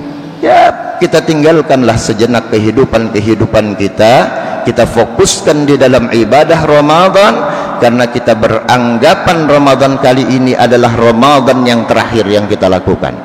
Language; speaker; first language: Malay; non-native, local second language; Banjar